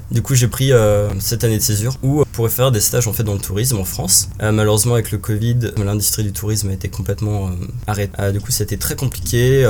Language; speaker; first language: French; native; French